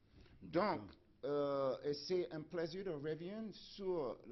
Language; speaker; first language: French; non-native, fluent; English